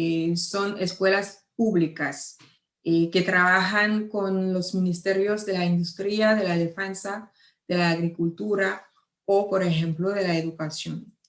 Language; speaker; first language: Spanish; non-native, fluent; French